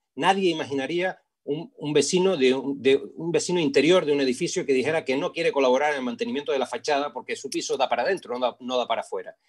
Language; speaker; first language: Spanish; native; Spanish